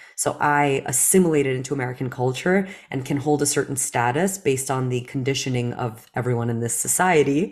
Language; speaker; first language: English; early bilingual, other home language; Russian